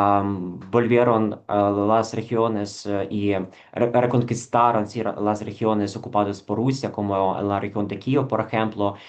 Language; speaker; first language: Spanish; non-native, fluent; Ukrainian